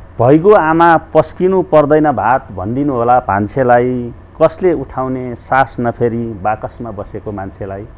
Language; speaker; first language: Nepali; native; Nepali